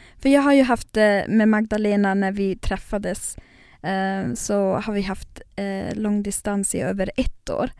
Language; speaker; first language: Swedish; non-native, local second language; Northern Sami